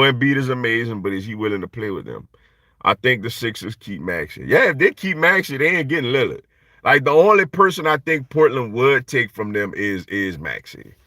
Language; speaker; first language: English; native; English